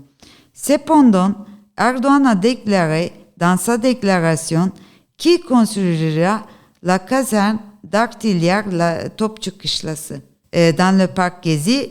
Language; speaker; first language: French; non-native, learner; Turkish